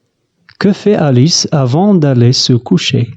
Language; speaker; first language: French; non-native, fluent; Arabic